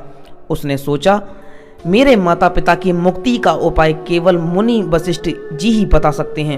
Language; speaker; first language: Hindi; native; Hindi